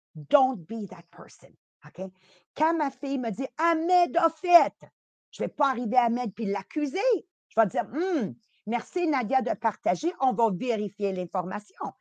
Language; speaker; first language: French; early bilingual, other home language; Italian